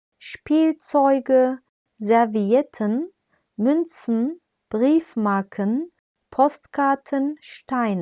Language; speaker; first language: German; non-native, fluent; Turkish